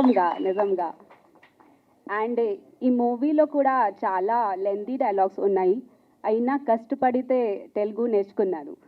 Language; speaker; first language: Telugu; non-native, learner; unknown